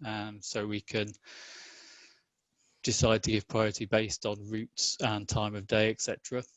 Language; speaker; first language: English; native; English